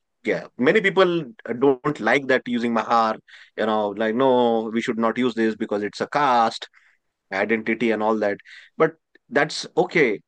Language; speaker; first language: English; non-native, local second language; Marathi